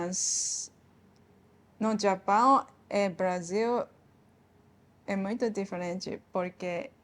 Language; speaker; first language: Portuguese; non-native, learner; Japanese